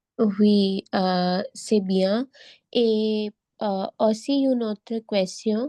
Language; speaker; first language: French; non-native, learner; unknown